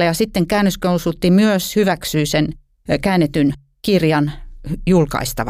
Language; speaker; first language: Finnish; native; Finnish